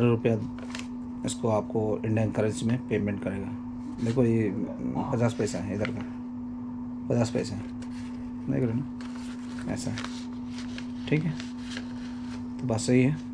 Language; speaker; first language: Hindi; non-native, local second language; Bangla